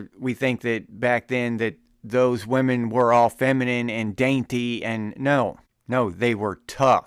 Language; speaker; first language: English; native; English